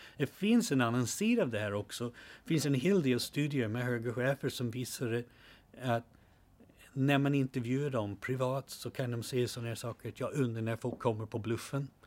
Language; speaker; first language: Swedish; non-native, fluent; English